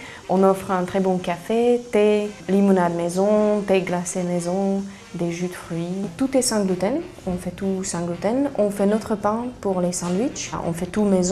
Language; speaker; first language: French; non-native, fluent; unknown